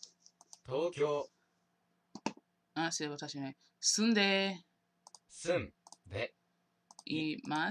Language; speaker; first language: Japanese; non-native, learner; English